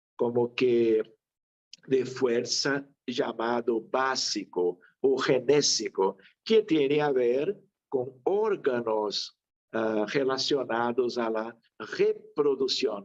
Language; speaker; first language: Spanish; non-native, fluent; Portuguese